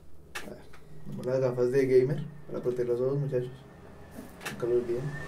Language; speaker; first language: Spanish; native; Spanish